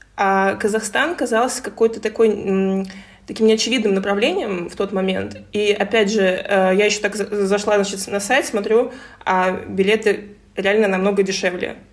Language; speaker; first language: Russian; native; Russian